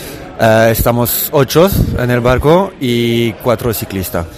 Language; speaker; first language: Spanish; non-native, fluent; Italian